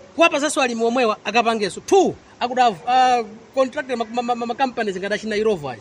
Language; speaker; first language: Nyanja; non-native, local second language; Tumbuka